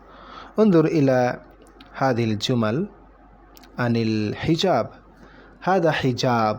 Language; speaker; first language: Arabic; non-native, fluent; Bangla